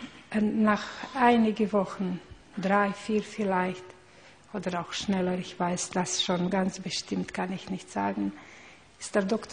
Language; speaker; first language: German; non-native, learner; Hungarian